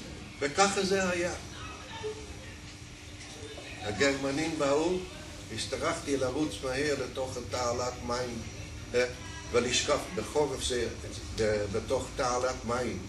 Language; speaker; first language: Hebrew; non-native, fluent; Dutch